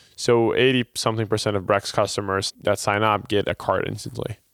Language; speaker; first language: English; non-native, fluent; Portuguese